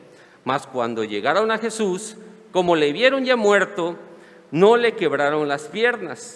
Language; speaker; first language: Spanish; native; Spanish